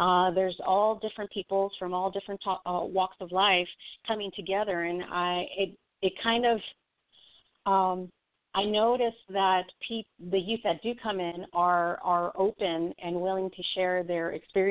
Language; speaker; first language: English; native; English